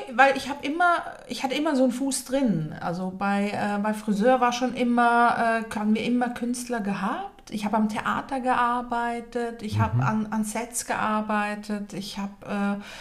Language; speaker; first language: German; native; German